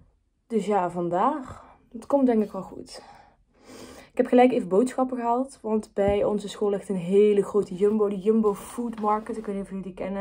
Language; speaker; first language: Dutch; native; Dutch